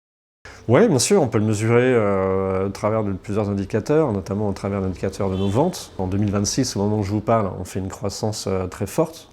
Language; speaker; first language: French; native; French